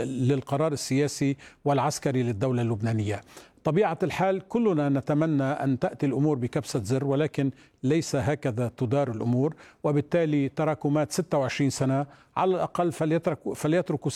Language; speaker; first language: Arabic; native; Arabic